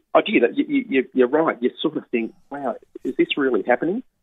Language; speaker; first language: English; native; English